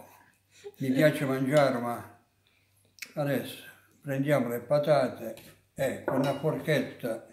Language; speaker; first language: Italian; native; Italian